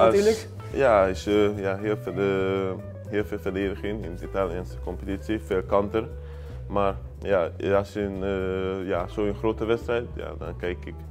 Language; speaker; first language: Dutch; non-native, learner; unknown